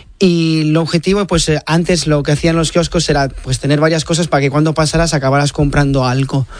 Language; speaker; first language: Spanish; non-native, fluent; Italian